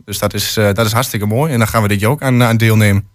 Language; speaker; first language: Dutch; native; Dutch